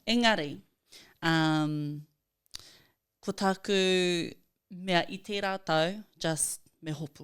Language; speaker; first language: Māori; non-native, local second language; English